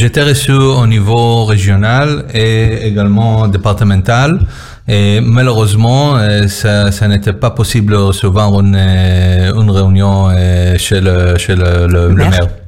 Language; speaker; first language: French; non-native, learner; Hebrew